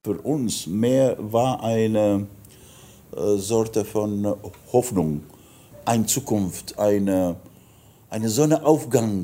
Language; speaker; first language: German; non-native, learner; Arabic